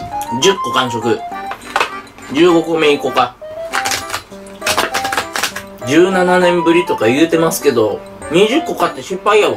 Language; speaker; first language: Japanese; native; Japanese